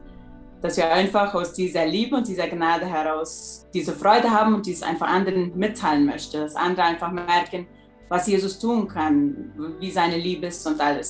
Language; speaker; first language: German; early bilingual, heritage; German